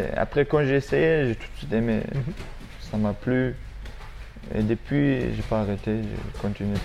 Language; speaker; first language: French; non-native, fluent; Russian